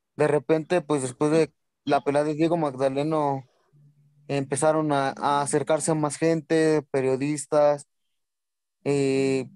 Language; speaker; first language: Spanish; native; Spanish